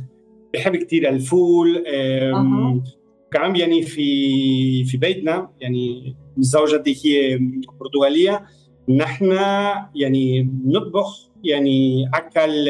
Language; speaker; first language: Arabic; non-native, fluent; Spanish